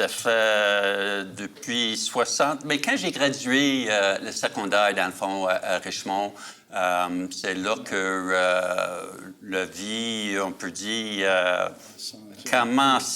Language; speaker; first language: French; native; French